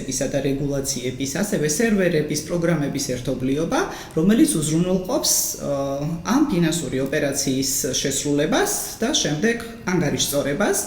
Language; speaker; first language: Georgian; native; Georgian